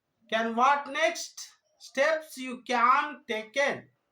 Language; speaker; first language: English; non-native, local second language; Telugu